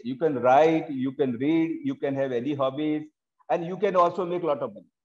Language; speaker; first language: English; non-native, local second language; Hindi